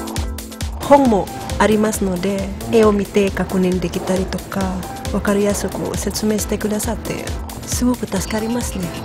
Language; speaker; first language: Japanese; non-native, fluent; Indonesian